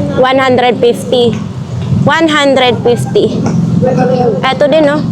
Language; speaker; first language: Filipino; non-native, local second language; Cebuano